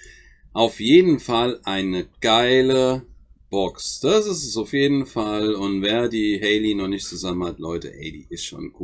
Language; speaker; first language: German; native; German